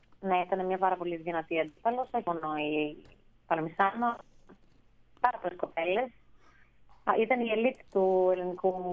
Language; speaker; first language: Greek; native; Greek